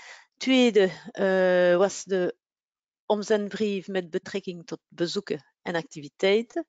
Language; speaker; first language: Dutch; non-native, local second language; French